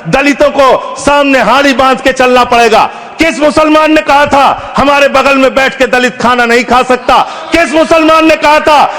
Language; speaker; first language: Hindi; native; Hindi